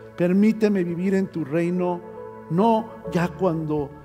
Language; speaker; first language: Spanish; native; Spanish